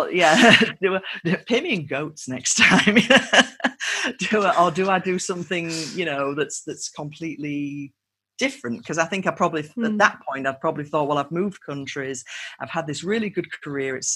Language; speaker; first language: English; native; English